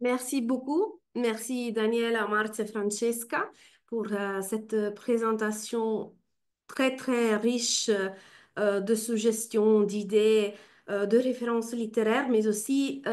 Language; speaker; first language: French; non-native, fluent; Italian